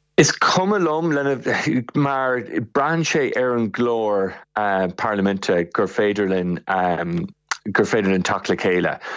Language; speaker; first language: Irish; non-native, local second language; English